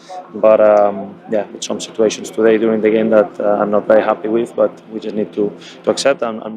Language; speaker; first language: English; non-native, fluent; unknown